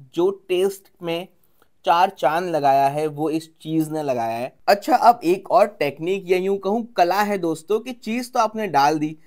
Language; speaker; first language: Hindi; non-native, local second language; Gujarati